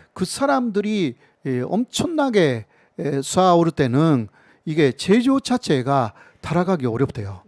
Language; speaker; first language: Korean; non-native, fluent; Japanese